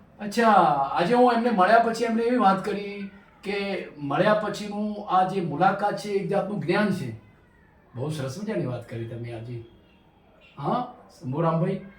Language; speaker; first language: Gujarati; native; Gujarati